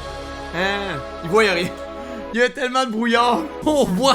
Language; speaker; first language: French; native; French